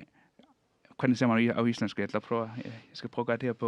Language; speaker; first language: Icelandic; non-native, learner; Danish